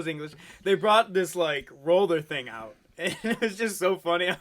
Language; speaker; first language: English; native; English